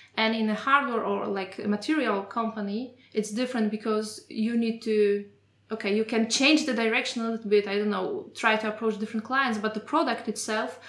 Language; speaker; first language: English; non-native, fluent; Polish